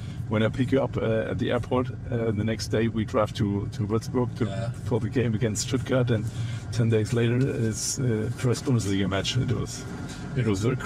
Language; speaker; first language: English; non-native, fluent; German